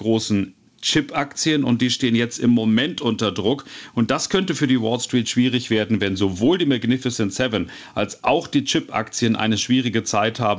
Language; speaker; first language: German; native; German